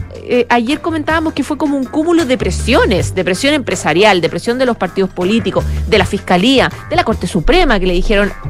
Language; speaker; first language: Spanish; native; Spanish